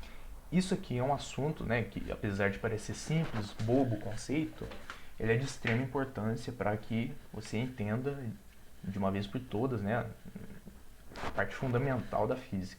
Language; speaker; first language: Portuguese; native; Portuguese